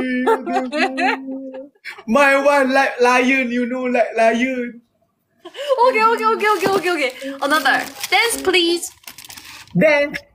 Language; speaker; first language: English; non-native, learner; Malay